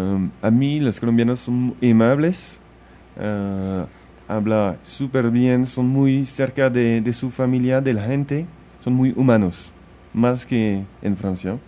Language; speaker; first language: Spanish; non-native, learner; French